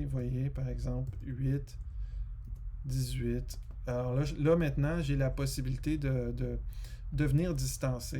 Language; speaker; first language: French; native; French